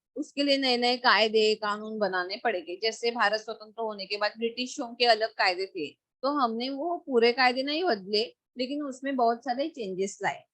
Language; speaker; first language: Hindi; non-native, local second language; Marathi